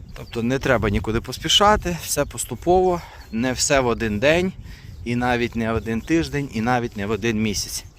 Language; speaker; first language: Ukrainian; non-native, local second language; Russian